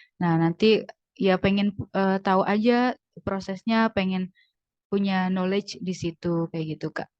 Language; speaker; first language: Indonesian; native; Indonesian